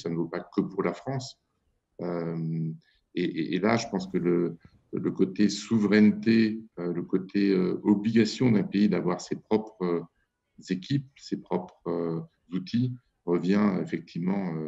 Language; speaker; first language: French; native; French